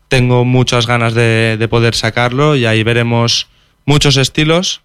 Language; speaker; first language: Spanish; non-native, local second language; Catalan